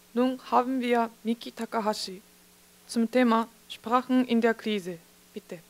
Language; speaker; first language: German; non-native, fluent; Japanese